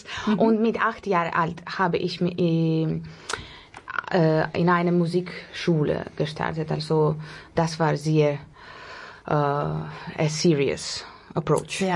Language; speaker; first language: German; non-native, learner; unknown